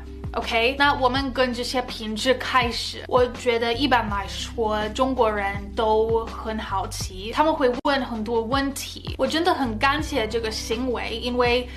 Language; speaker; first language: Chinese; non-native, fluent; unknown